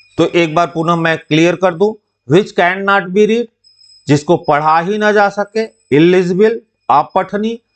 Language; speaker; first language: Hindi; native; Hindi